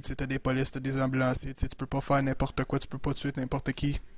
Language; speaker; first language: French; native; French